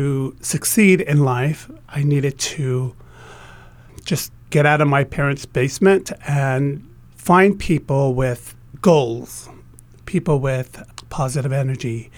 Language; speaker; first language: English; native; English